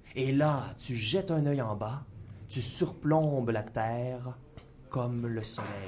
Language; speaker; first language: French; native; French